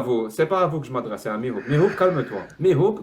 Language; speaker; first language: French; native; French